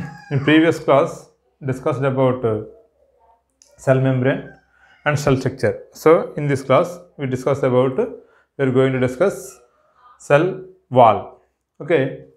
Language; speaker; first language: English; non-native, local second language; Telugu